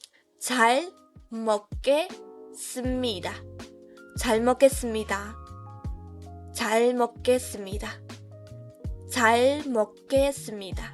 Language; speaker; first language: Korean; non-native, fluent; Burmese